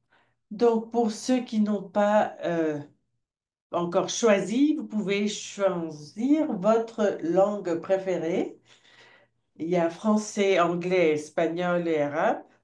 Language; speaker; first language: French; non-native, fluent; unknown